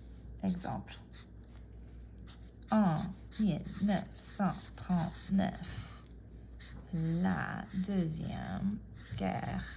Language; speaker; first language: French; non-native, fluent; English